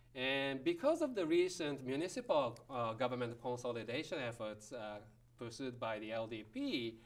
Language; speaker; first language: English; non-native, fluent; Japanese